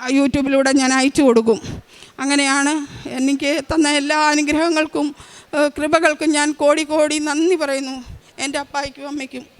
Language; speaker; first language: Malayalam; native; Malayalam